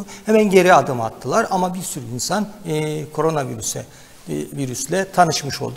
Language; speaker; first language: Turkish; native; Turkish